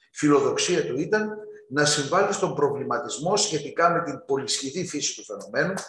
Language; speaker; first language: Greek; native; Greek